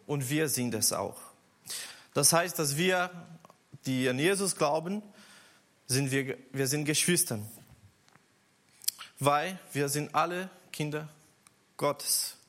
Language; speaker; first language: German; non-native, learner; Portuguese